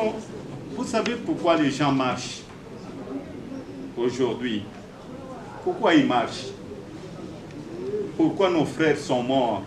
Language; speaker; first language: French; non-native, local second language; Swahili